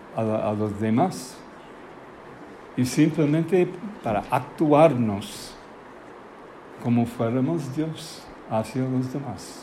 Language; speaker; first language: Spanish; non-native, fluent; English